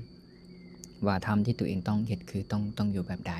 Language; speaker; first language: Thai; non-native, local second language; Northeastern Thai